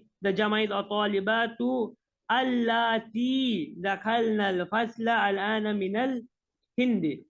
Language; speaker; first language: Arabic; non-native, fluent; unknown